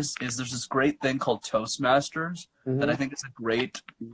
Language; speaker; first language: English; native; English